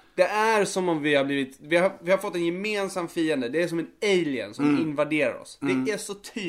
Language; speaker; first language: Swedish; native; Swedish